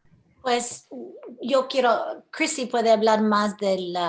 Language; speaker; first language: Spanish; early bilingual, heritage; English